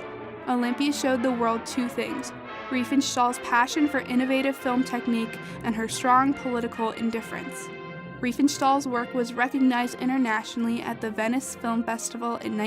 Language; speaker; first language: English; native; English